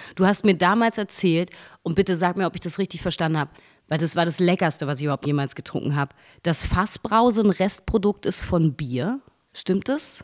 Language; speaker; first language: German; native; German